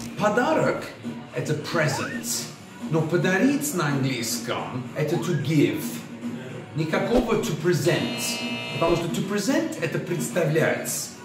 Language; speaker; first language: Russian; non-native, fluent; English